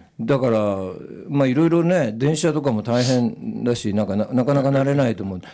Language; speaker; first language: Japanese; native; Japanese